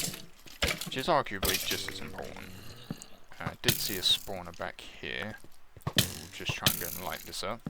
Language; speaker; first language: English; native; English